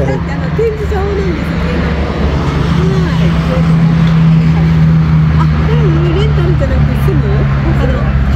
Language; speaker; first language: Japanese; non-native, learner; Filipino